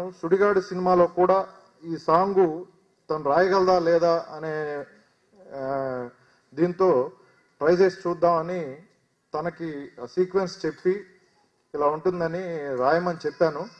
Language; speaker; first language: Telugu; native; Telugu